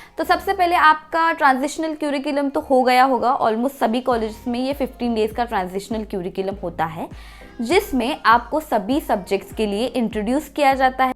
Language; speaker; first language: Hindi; non-native, local second language; Marathi